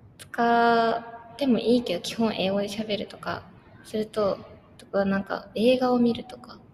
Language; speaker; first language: Japanese; native; Japanese